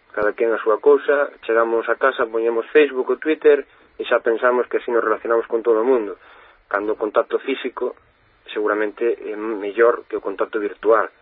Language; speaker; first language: Galician; non-native, local second language; Spanish